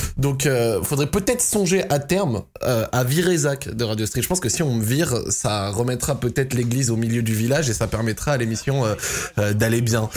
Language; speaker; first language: French; native; French